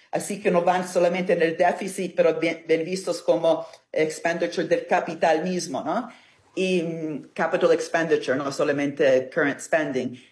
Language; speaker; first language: Spanish; non-native, fluent; Italian